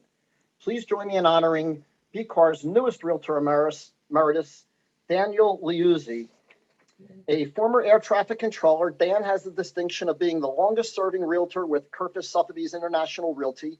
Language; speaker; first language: English; native; English